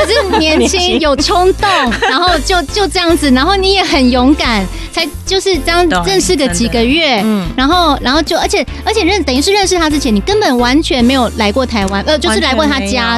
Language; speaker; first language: Chinese; native; Chinese